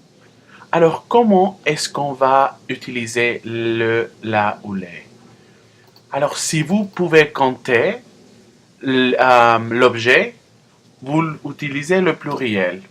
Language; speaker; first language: French; non-native, fluent; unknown